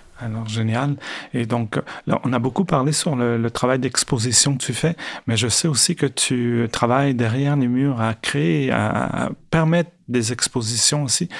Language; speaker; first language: French; non-native, fluent; Spanish